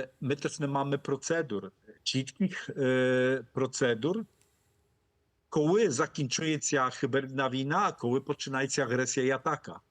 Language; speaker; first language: Polish; non-native, fluent; Ukrainian